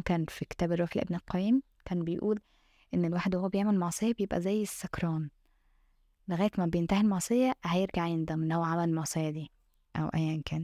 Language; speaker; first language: Arabic; native; Arabic